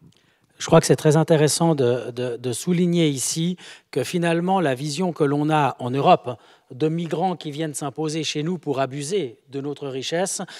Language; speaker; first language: French; native; French